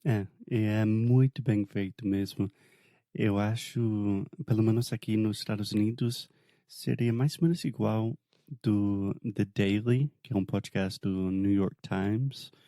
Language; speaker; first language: Portuguese; non-native, fluent; English